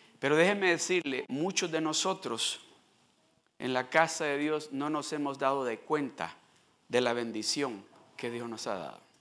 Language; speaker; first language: Spanish; early bilingual, heritage; Spanish